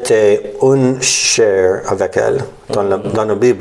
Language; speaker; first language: French; non-native, learner; English